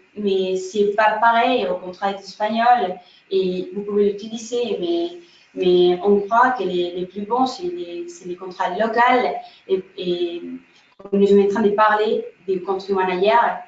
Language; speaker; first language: French; non-native, fluent; Spanish